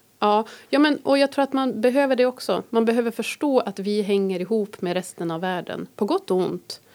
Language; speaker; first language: Swedish; native; Swedish